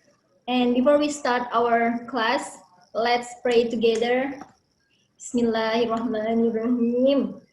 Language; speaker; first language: English; non-native, learner; Indonesian